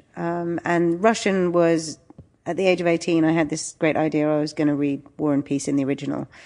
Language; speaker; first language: English; native; English